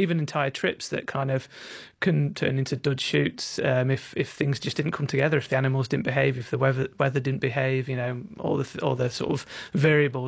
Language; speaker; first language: English; native; English